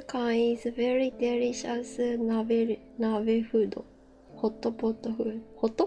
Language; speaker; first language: English; non-native, learner; Japanese